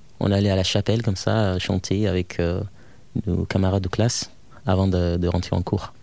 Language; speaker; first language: French; non-native, fluent; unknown